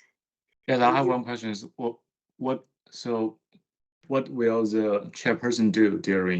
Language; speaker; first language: English; non-native, fluent; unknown